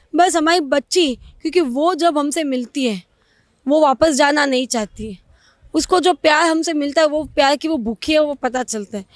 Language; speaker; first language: Hindi; non-native, local second language; Gujarati